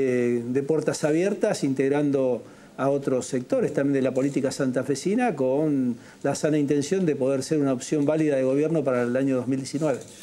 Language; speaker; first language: Spanish; native; Spanish